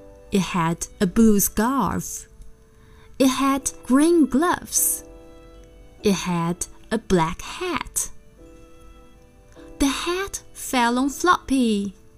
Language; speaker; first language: English; non-native, fluent; Chinese